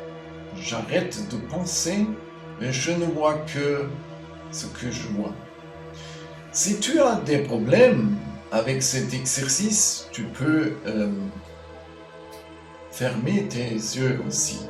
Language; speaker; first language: French; non-native, fluent; German